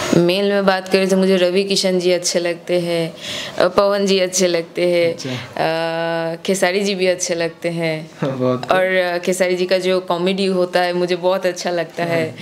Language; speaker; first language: Hindi; non-native, local second language; Bangla